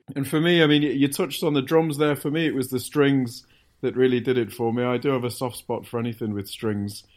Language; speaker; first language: English; native; English